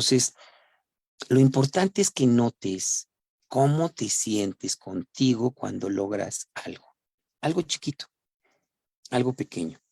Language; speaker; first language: Spanish; native; Spanish